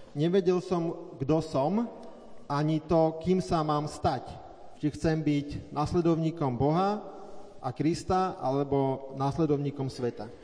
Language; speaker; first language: Slovak; native; Slovak